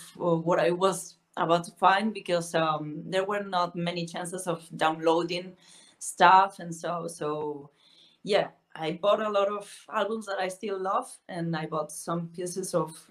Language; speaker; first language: English; non-native, fluent; Spanish